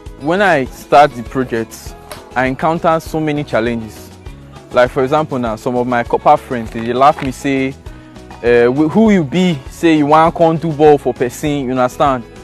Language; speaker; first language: Nigerian Pidgin; native; Nigerian Pidgin